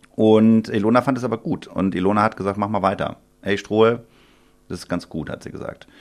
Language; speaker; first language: German; native; German